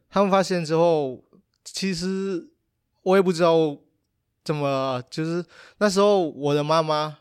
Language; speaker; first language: Chinese; non-native, fluent; Indonesian